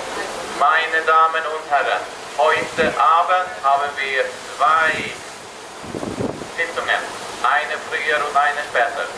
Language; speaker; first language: German; non-native, learner; English